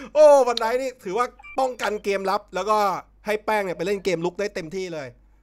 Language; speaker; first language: Thai; native; Thai